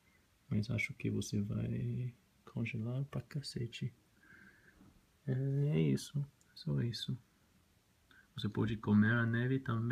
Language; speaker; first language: Portuguese; non-native, learner; Spanish